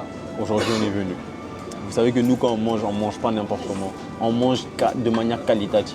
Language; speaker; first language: French; native; French